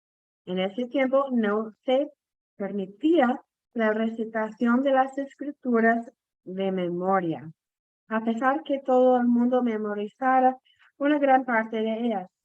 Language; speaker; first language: Spanish; non-native, fluent; English